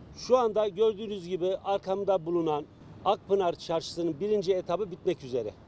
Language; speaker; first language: Turkish; native; Turkish